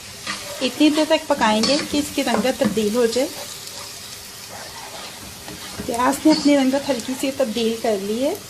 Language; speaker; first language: Urdu; native; Urdu